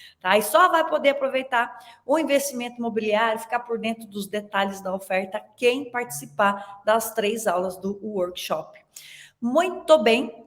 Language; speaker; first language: Portuguese; native; Portuguese